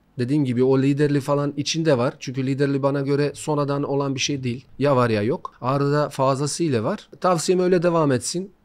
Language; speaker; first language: Turkish; non-native, fluent; Bosnian